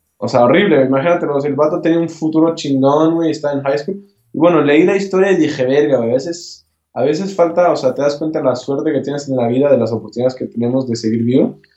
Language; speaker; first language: Spanish; non-native, fluent; French